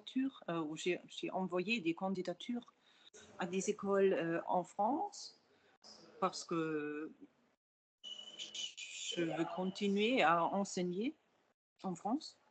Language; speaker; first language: French; non-native, fluent; German